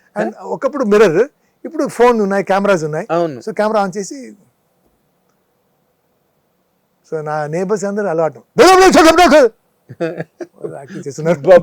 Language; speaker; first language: Telugu; non-native, local second language; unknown